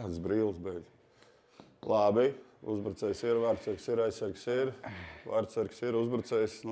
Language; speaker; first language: Latvian; native; Latvian